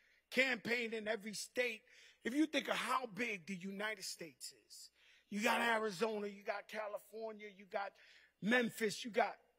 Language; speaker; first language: English; native; English